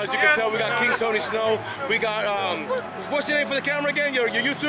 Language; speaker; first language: English; native; English